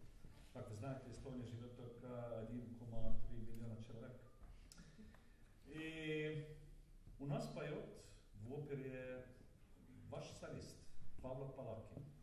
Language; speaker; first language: Russian; non-native, learner; Estonian